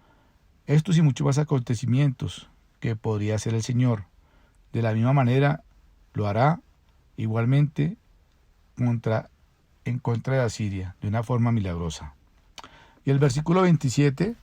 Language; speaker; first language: Spanish; native; Spanish